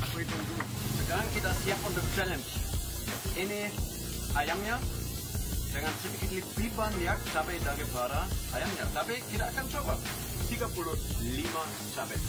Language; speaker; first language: Indonesian; non-native, fluent; German